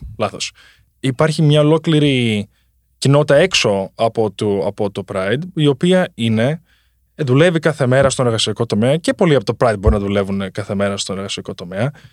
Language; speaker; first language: Greek; early bilingual, heritage; Greek